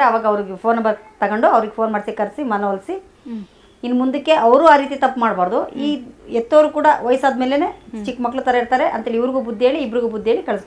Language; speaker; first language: Kannada; native; Kannada